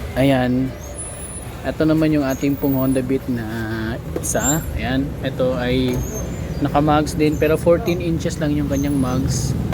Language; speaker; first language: Filipino; non-native, local second language; Cebuano